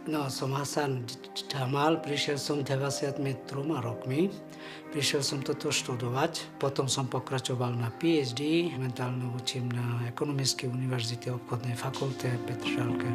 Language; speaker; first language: Slovak; non-native, fluent; Bangla